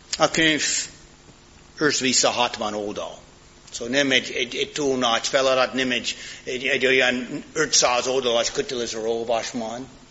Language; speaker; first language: Hungarian; non-native, fluent; English